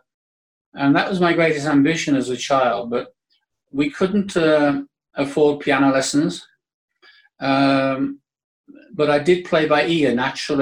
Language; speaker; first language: English; native; English